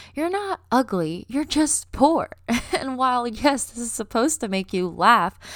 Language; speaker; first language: English; native; English